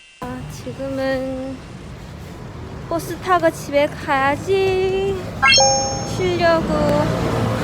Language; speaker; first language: Korean; non-native, learner; Malay